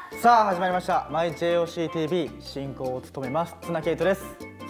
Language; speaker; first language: Japanese; native; Japanese